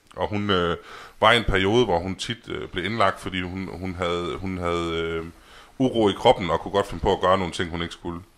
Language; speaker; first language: Danish; native; Danish